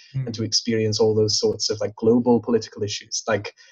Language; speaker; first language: English; native; English